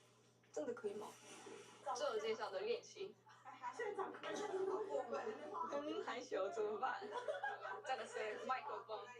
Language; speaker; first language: Chinese; non-native, learner; Korean